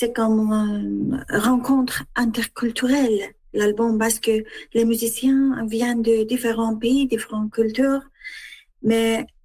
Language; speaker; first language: French; non-native, learner; Persian